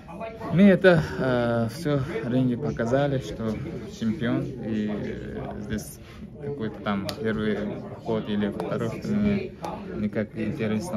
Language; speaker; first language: Russian; non-native, local second language; Uzbek